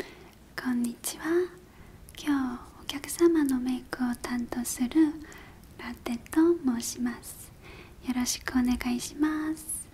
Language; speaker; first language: Japanese; non-native, fluent; Korean